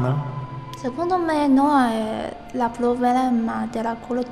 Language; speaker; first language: Italian; non-native, learner; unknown